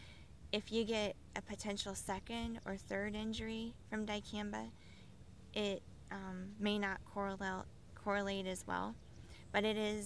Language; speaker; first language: English; native; English